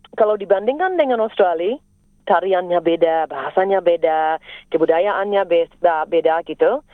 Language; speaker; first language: Indonesian; non-native, fluent; English